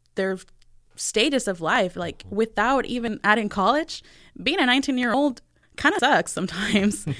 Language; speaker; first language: English; early bilingual, other home language; Spanish